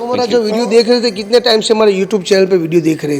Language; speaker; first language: Hindi; non-native, local second language; Gujarati